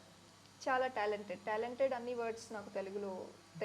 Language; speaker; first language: Telugu; non-native, learner; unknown